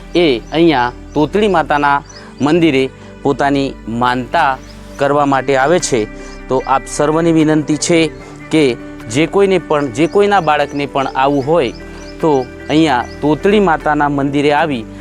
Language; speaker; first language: Gujarati; native; Gujarati